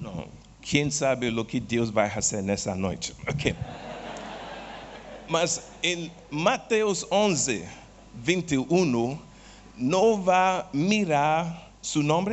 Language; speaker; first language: Portuguese; non-native, learner; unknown